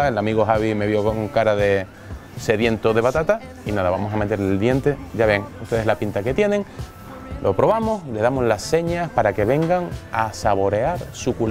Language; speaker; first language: Spanish; native; Spanish